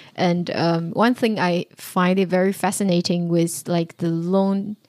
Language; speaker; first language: English; non-native, fluent; Chinese